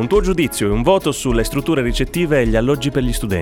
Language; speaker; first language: Italian; native; Italian